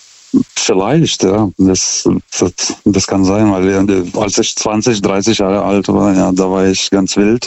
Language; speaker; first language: German; non-native, fluent; Lithuanian